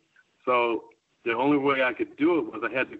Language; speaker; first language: English; native; English